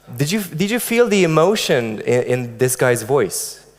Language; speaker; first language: English; non-native, fluent; Romanian